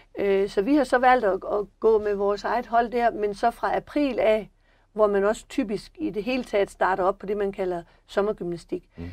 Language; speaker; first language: Danish; native; Danish